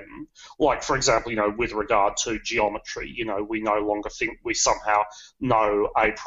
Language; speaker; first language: English; native; English